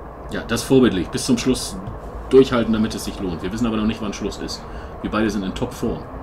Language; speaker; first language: German; native; German